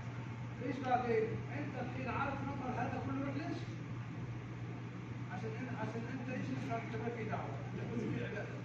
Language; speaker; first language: Arabic; non-native, learner; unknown